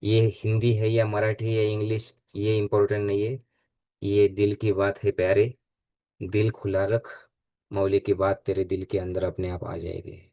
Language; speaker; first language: Hindi; non-native, local second language; Marathi